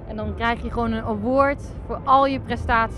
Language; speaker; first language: Dutch; native; Dutch